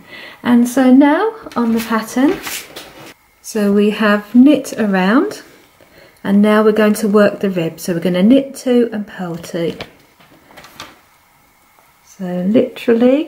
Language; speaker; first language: English; native; English